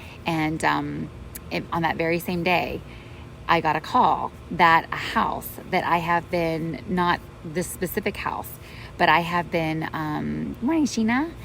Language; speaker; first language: English; native; English